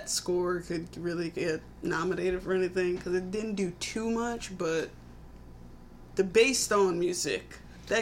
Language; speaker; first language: English; native; English